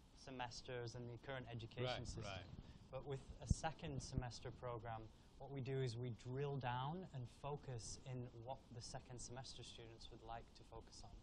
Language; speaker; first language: English; native; English